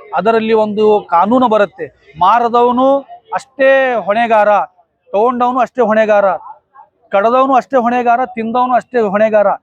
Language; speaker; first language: Kannada; non-native, local second language; Urdu